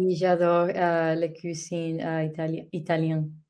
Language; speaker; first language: French; non-native, learner; Spanish